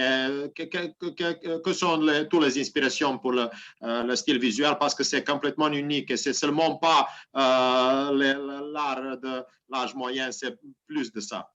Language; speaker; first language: French; non-native, learner; Serbian